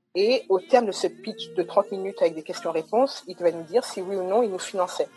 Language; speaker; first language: French; native; French